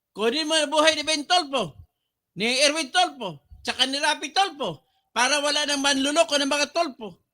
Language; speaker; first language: Filipino; non-native, local second language; Cebuano